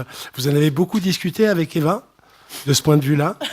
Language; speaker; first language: French; native; French